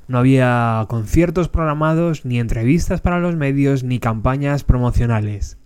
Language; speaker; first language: Spanish; native; Spanish